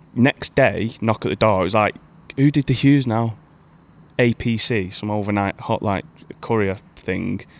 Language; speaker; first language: English; native; English